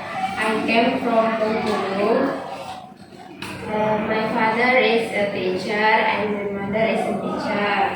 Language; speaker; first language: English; non-native, fluent; Indonesian